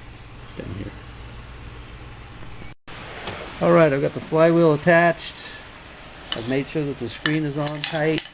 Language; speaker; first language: English; native; English